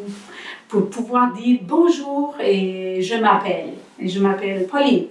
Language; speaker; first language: French; non-native, learner; Spanish